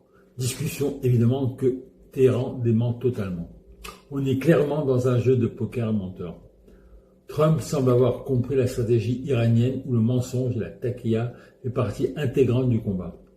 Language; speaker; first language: French; native; French